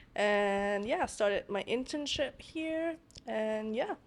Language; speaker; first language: English; non-native, fluent; Italian